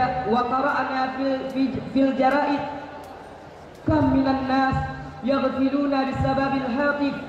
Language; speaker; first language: Arabic; non-native, learner; Achinese